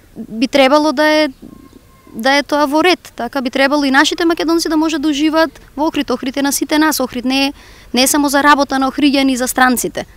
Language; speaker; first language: Macedonian; native; Macedonian